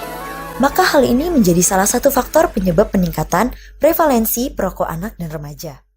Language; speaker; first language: Indonesian; native; Indonesian